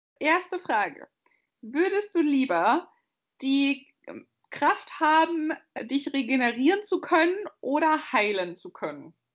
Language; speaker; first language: German; native; German